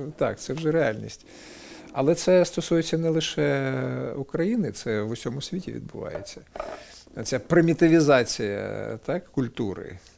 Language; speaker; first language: Ukrainian; non-native, local second language; Russian